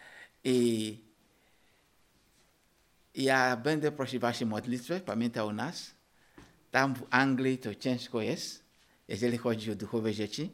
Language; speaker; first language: Polish; non-native, learner; Ukrainian